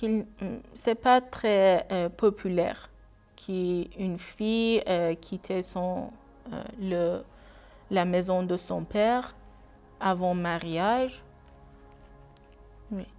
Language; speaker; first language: French; non-native, learner; Persian